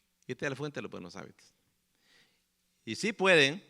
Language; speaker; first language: Spanish; native; Spanish